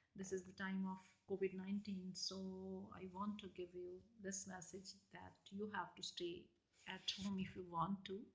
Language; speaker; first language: English; non-native, local second language; Punjabi